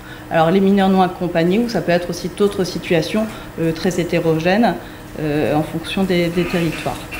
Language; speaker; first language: French; native; French